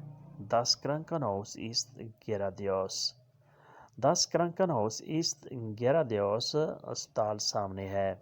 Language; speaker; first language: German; non-native, fluent; Urdu